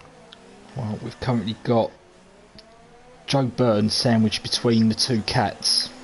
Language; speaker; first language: English; native; English